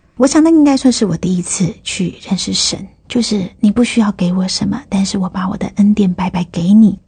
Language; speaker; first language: Chinese; native; Chinese